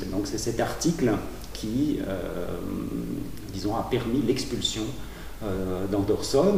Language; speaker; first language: French; native; French